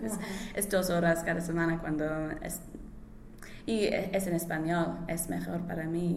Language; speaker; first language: Spanish; non-native, learner; English